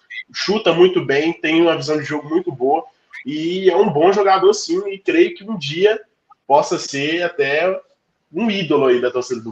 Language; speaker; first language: Portuguese; native; Portuguese